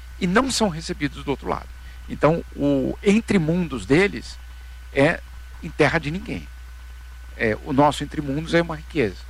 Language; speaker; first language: Portuguese; native; Portuguese